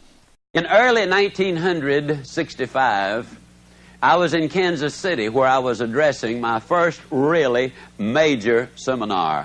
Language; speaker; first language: English; native; English